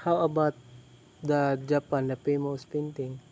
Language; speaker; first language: English; non-native, learner; Filipino